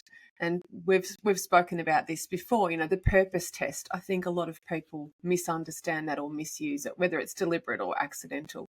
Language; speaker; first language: English; native; English